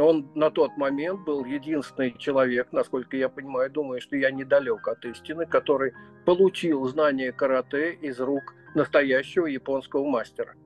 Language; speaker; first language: Russian; native; Russian